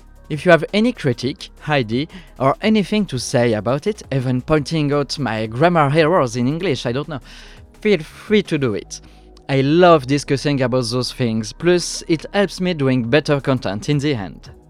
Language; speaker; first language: English; non-native, fluent; French